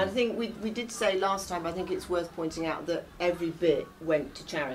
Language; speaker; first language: English; native; English